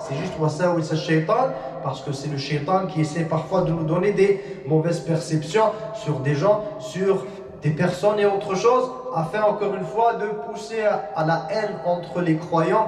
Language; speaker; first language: French; non-native, local second language; Arabic